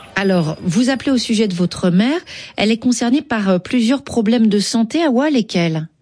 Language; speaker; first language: French; native; French